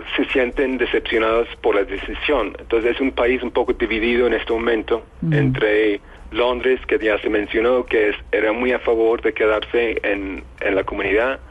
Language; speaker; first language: Spanish; non-native, fluent; English